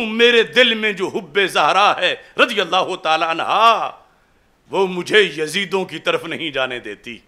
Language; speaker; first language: Urdu; non-native, local second language; Punjabi